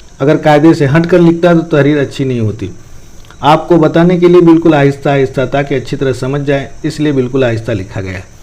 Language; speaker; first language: Urdu; native; Urdu